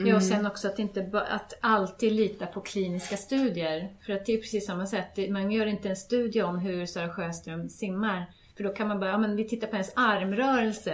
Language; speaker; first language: Swedish; native; Swedish